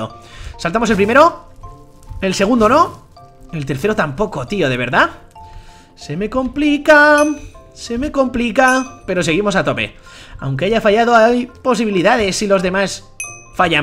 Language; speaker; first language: Spanish; native; Spanish